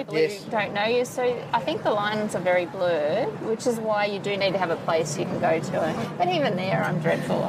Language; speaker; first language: English; native; English